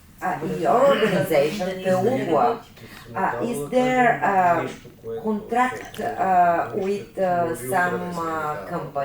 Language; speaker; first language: English; non-native, learner; Bulgarian